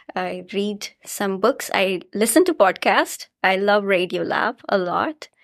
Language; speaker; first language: English; non-native, local second language; Hindi